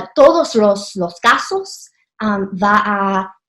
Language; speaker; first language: Spanish; non-native, fluent; English